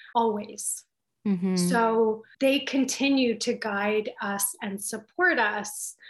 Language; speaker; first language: English; native; English